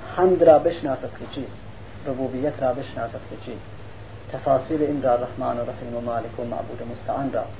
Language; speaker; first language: Persian; non-native, local second language; Central Kurdish